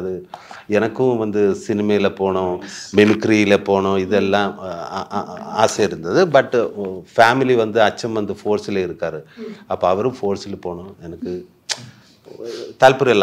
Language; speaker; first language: Tamil; non-native, learner; Malayalam